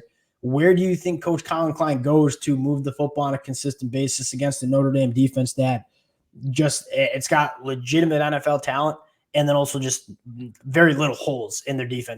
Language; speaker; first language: English; native; English